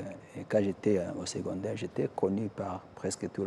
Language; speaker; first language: French; non-native, local second language; Kinyarwanda